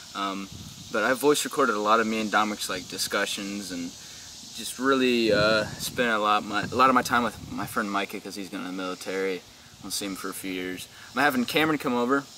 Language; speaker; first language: English; native; English